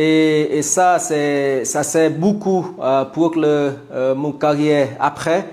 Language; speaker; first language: French; non-native, fluent; Vietnamese